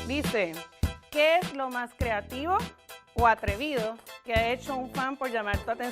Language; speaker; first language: Spanish; native; Spanish